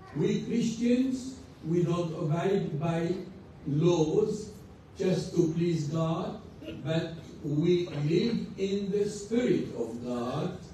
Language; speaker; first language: English; non-native, fluent; Arabic